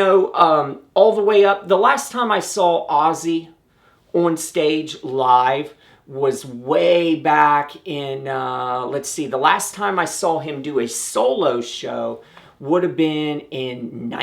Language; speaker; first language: English; native; English